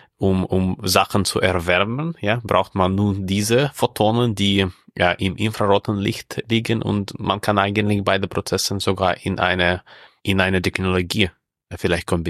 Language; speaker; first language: German; non-native, fluent; Russian